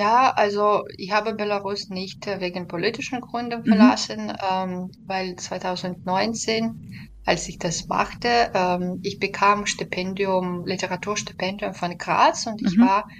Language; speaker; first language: German; non-native, fluent; Belarusian